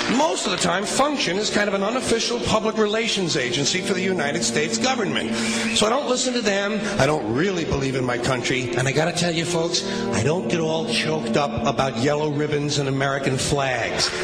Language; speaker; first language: English; native; English